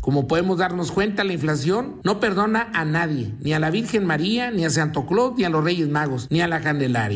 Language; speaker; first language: Spanish; native; Spanish